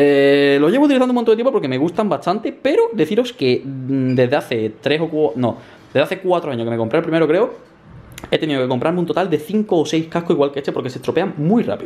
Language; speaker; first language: Spanish; native; Spanish